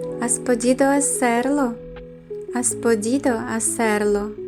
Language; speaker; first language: Spanish; non-native, fluent; Ukrainian